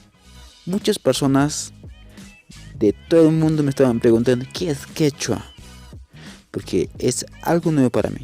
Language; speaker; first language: Spanish; non-native, local second language; Quechua